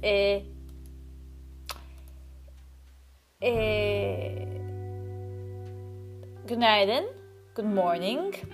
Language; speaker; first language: Turkish; non-native, learner; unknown